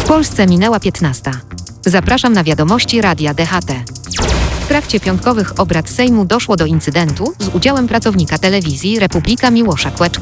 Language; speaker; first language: Polish; native; Polish